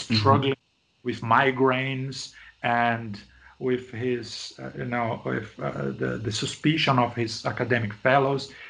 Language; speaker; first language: English; non-native, fluent; Portuguese